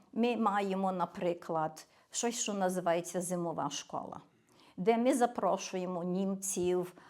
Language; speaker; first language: Ukrainian; early bilingual, heritage; Ukrainian